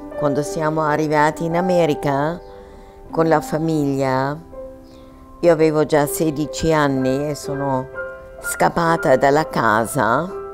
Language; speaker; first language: Italian; non-native, fluent; German